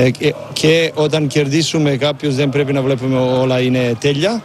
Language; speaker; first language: Greek; non-native, learner; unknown